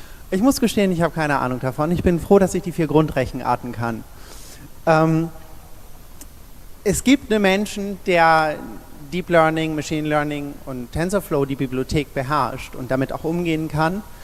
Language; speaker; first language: German; native; German